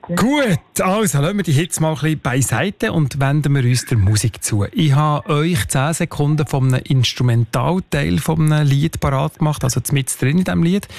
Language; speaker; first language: German; native; German